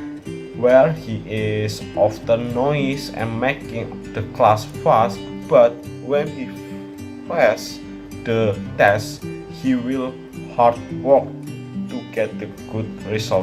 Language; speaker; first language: English; non-native, learner; Indonesian